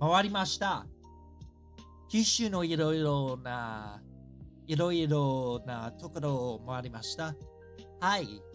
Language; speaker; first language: Japanese; non-native, learner; English